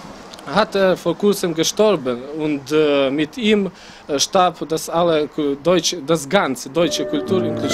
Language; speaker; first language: German; non-native, learner; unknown